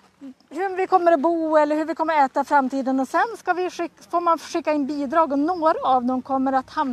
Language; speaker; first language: Swedish; native; Swedish